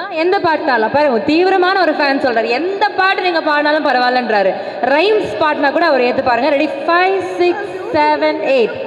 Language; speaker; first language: Tamil; native; Tamil